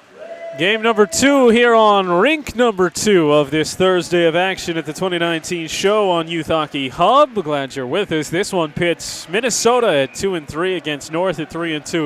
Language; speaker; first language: English; native; English